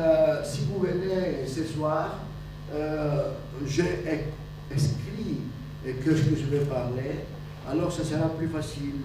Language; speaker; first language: French; non-native, fluent; Greek